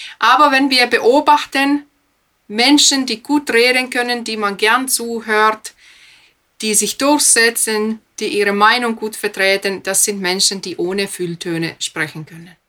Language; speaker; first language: German; non-native, fluent; Finnish